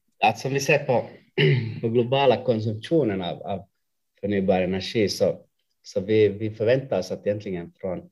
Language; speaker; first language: Swedish; non-native, local second language; Finnish